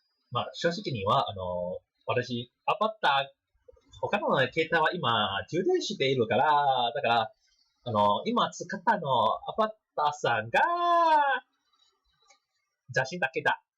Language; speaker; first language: Japanese; non-native, learner; English